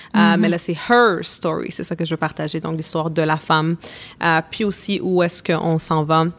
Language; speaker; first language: French; native; French